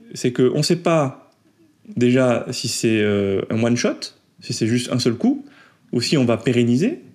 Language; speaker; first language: French; native; French